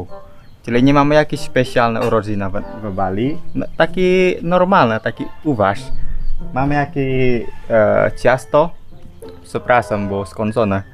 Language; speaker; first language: Polish; non-native, learner; Indonesian